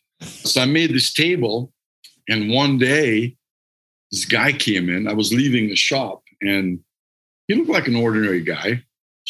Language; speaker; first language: English; non-native, fluent; Hungarian